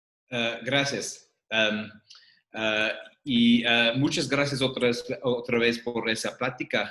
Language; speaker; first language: Spanish; non-native, fluent; English